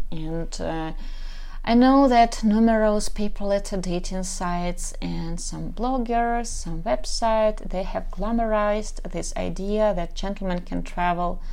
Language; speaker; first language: English; non-native, fluent; Ukrainian